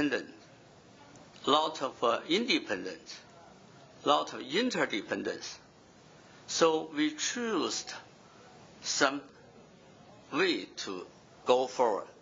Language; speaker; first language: English; non-native, fluent; Chinese